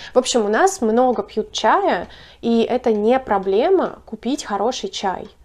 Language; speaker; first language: Russian; native; Russian